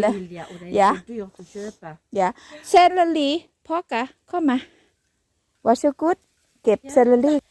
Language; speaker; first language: Swedish; non-native, learner; Thai